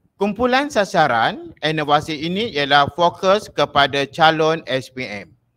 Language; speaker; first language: Malay; native; Malay